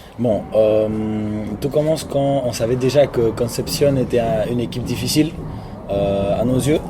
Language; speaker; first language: French; non-native, local second language; Spanish